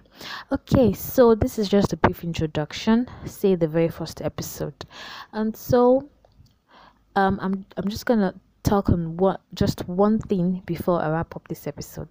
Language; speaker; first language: English; non-native, local second language; Yoruba